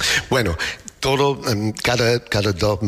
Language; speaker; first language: Spanish; non-native, learner; English